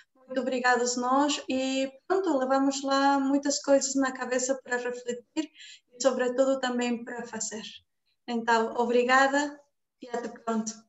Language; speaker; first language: Portuguese; non-native, fluent; Spanish